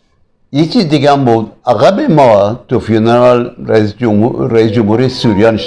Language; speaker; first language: Persian; early bilingual, other home language; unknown